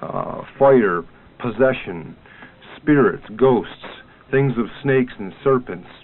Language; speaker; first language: English; native; English